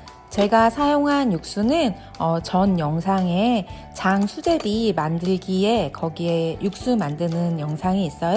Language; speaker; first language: Korean; native; Korean